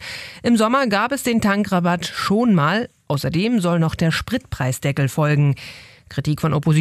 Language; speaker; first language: German; native; German